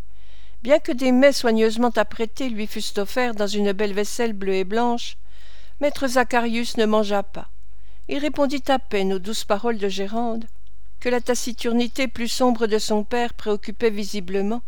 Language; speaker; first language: French; native; French